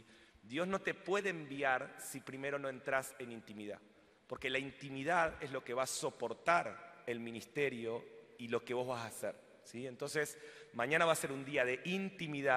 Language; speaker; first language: Spanish; native; Spanish